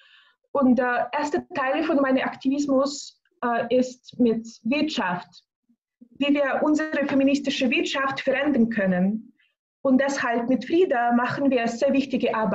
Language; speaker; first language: German; non-native, fluent; Russian